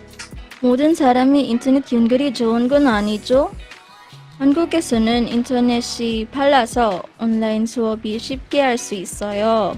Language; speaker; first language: Korean; non-native, learner; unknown